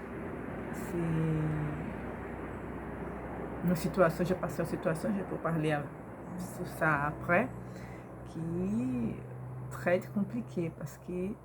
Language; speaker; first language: French; non-native, learner; Portuguese